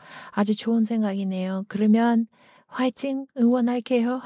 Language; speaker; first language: Korean; non-native, fluent; Kyrgyz